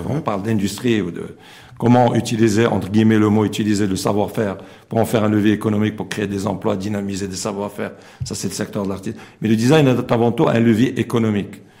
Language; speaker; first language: French; non-native, local second language; Arabic